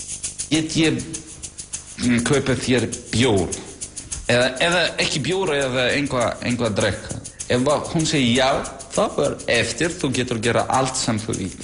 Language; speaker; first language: Icelandic; non-native, learner; Russian